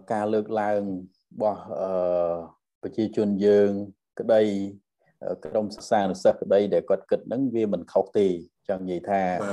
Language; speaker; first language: Khmer; native; Khmer